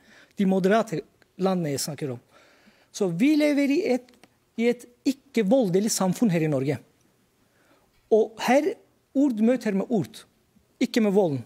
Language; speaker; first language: Norwegian; non-native, fluent; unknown